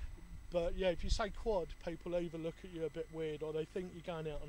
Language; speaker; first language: English; native; English